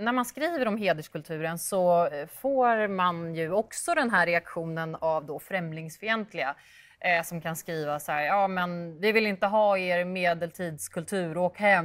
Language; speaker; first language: Swedish; native; Swedish